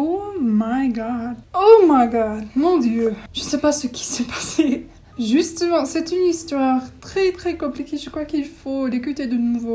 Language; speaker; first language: French; non-native, learner; English